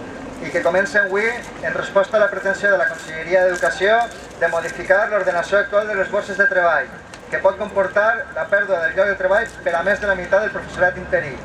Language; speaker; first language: Catalan; native; Catalan